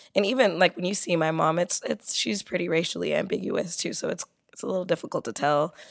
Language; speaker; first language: English; native; English